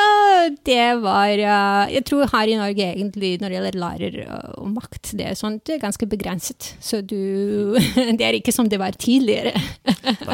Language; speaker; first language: Norwegian; non-native, fluent; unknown